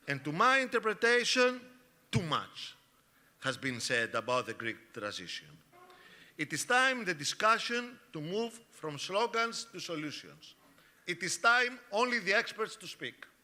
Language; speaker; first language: English; non-native, fluent; Greek